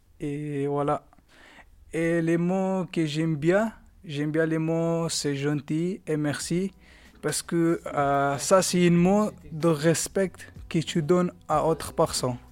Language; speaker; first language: French; non-native, learner; Pashto